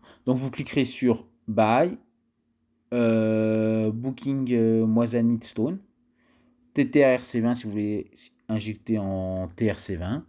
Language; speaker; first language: French; native; French